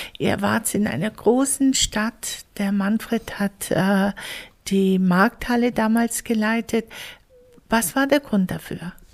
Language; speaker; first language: German; native; German